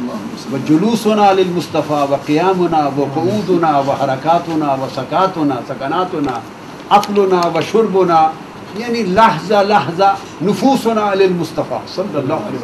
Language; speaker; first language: Arabic; non-native, learner; Urdu